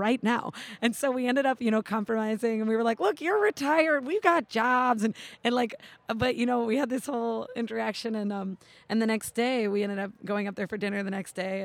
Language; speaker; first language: English; native; English